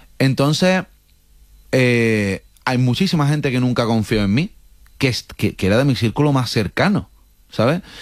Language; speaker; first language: Spanish; native; Spanish